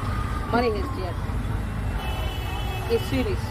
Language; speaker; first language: English; non-native, learner; Hindi